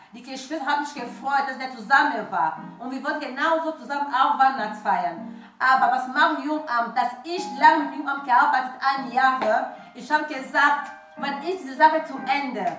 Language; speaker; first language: German; non-native, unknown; French